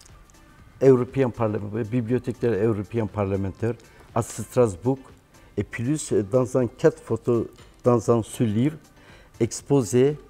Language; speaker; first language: French; non-native, learner; Turkish